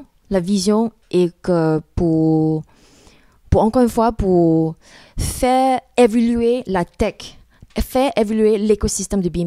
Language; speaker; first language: French; non-native, fluent; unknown